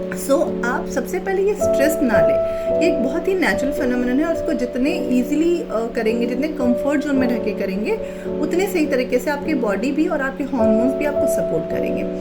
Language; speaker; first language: Hindi; native; Hindi